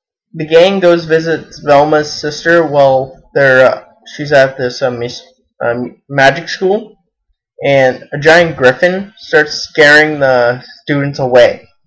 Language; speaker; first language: English; native; English